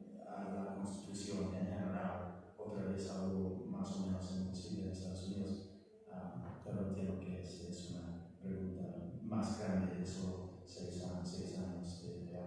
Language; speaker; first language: Spanish; non-native, learner; English